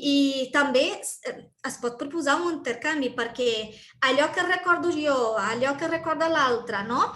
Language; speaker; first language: Catalan; non-native, fluent; Portuguese